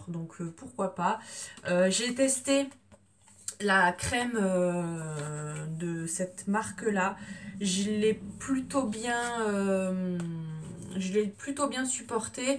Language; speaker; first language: French; native; French